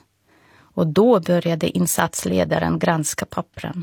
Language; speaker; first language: Swedish; non-native, fluent; Russian